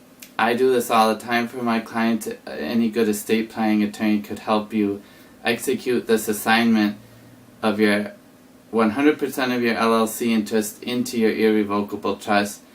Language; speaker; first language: English; native; English